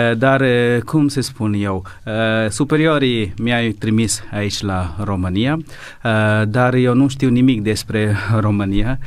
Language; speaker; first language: Romanian; non-native, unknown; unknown